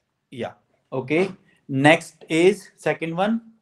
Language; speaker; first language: English; non-native, local second language; Hindi